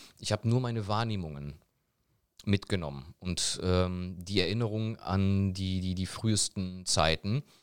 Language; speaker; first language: German; early bilingual, other home language; Polish